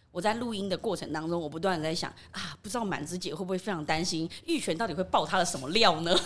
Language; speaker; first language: Chinese; early bilingual, other home language; Burmese